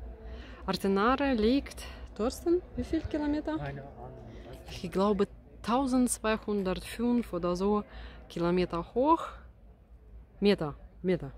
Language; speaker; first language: German; non-native, learner; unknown